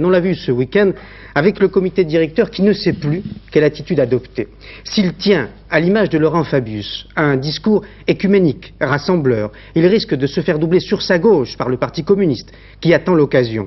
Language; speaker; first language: French; native; French